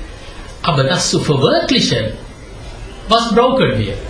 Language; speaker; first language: German; non-native, fluent; Sinhala